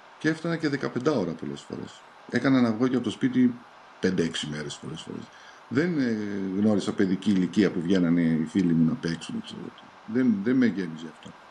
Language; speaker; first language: Greek; early bilingual, heritage; Greek